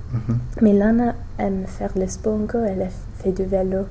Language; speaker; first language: French; non-native, learner; English